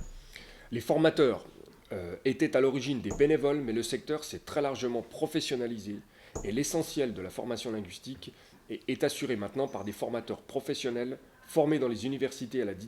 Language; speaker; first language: French; native; French